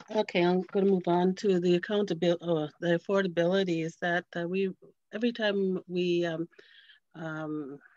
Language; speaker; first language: English; native; English